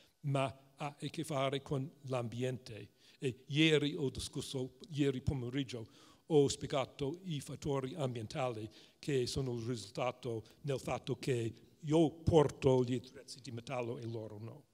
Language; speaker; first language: Italian; non-native, fluent; English